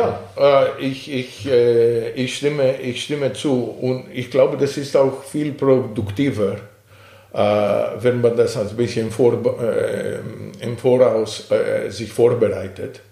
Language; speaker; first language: German; non-native, fluent; Greek